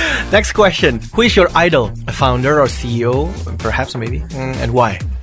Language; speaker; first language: English; non-native, fluent; Javanese